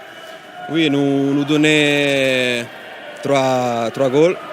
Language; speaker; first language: French; non-native, learner; Italian